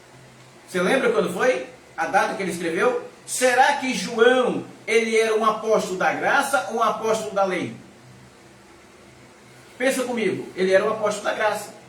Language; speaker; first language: Portuguese; native; Portuguese